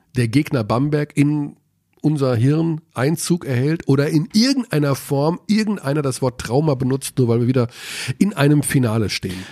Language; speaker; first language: German; native; German